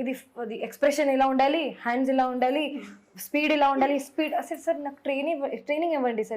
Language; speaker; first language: Telugu; non-native, learner; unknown